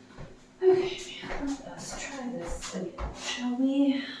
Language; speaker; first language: English; native; English